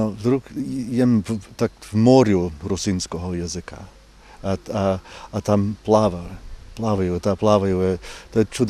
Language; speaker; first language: Ukrainian; non-native, fluent; English